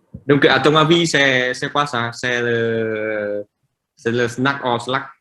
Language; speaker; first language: French; non-native, fluent; Vietnamese